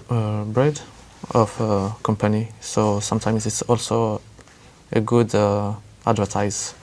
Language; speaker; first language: English; non-native, learner; French